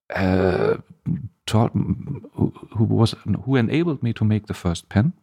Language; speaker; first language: English; non-native, fluent; German